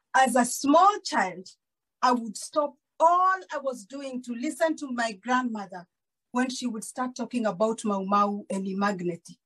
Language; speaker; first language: English; non-native, local second language; Kikuyu